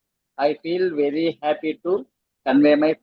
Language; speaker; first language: English; non-native, learner; Telugu